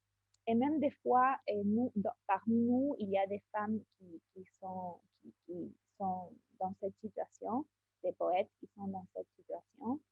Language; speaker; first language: French; non-native, fluent; Spanish